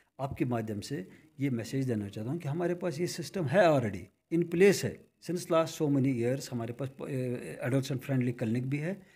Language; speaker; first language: Hindi; non-native, local second language; Kashmiri